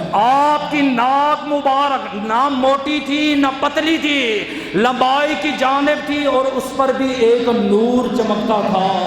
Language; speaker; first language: Urdu; non-native, local second language; Punjabi